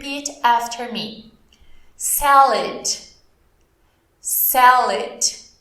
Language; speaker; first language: English; non-native, fluent; Portuguese